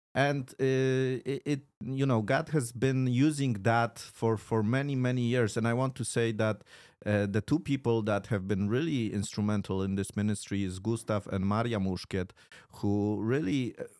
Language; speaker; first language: English; non-native, fluent; Polish